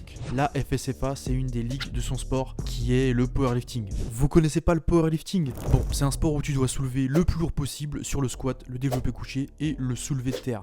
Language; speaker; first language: French; native; French